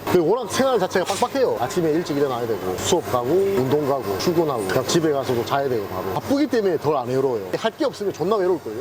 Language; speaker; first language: Korean; native; Korean